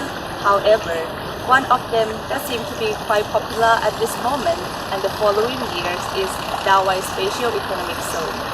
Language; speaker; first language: English; non-native, learner; Thai